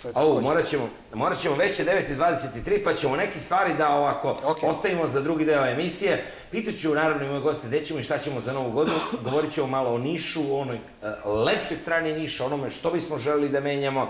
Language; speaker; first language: Serbian; native; Serbian